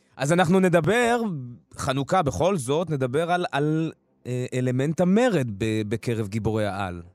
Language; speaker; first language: Hebrew; early bilingual, other home language; Russian